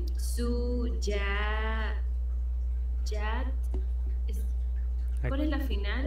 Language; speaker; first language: Spanish; early bilingual, heritage; Spanish